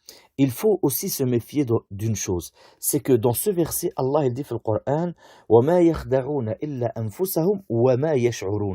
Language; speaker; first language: French; native; French